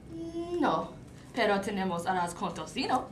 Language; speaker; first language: Spanish; non-native, learner; English